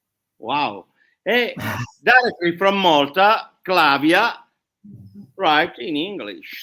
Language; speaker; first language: English; non-native, learner; Italian